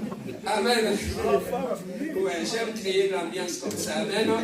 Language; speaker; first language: French; non-native, local second language; Lingala